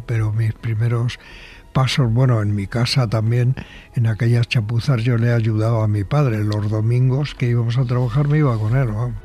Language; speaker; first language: Spanish; native; Spanish